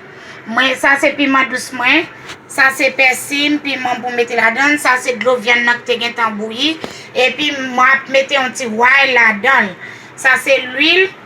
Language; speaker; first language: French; non-native, learner; Haitian Creole